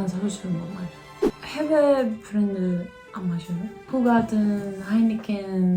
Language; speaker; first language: Korean; non-native, learner; Dutch